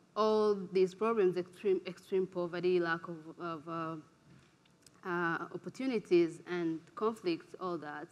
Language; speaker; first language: English; non-native, local second language; Kinyarwanda